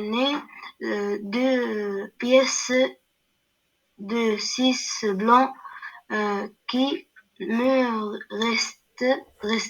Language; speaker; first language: French; non-native, learner; Arabic